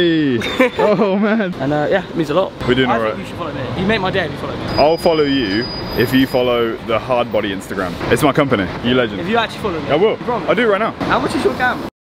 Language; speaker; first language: English; native; English